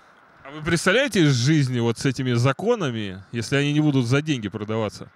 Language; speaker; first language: Russian; native; Russian